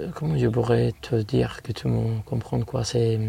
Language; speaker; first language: French; non-native, fluent; Spanish